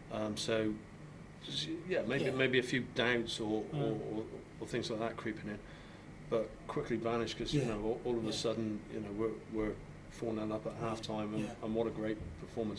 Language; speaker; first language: English; native; English